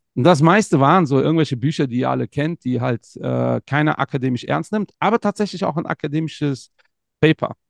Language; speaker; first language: German; native; German